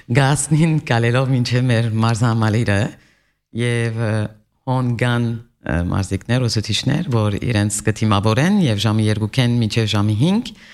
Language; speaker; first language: Armenian; early bilingual, heritage; Armenian